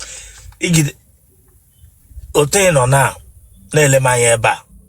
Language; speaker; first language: Igbo; native; Igbo